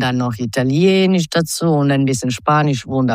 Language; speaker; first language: German; non-native, fluent; Croatian